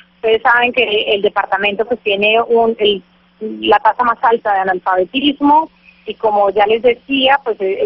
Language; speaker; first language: Spanish; native; Spanish